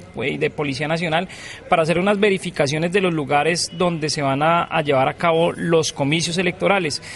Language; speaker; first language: Spanish; native; Spanish